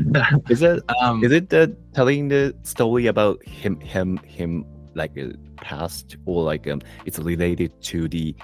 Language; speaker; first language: English; non-native, learner; Japanese